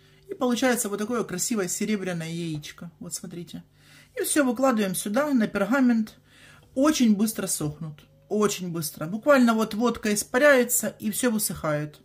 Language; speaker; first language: Russian; native; Russian